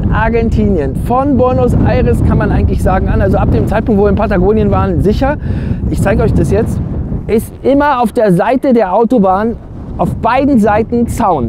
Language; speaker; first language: German; native; German